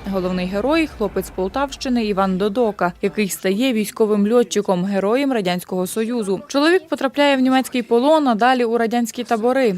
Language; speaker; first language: Ukrainian; native; Ukrainian